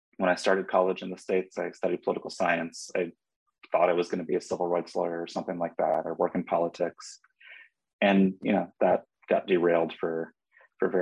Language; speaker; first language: English; native; English